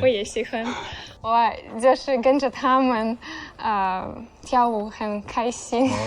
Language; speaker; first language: Chinese; non-native, fluent; Russian